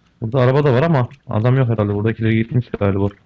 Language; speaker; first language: Turkish; native; Turkish